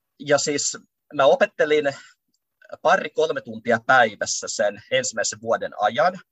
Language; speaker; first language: Finnish; early bilingual, other home language; Russian